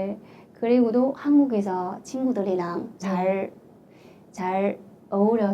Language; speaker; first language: Korean; non-native, fluent; Chinese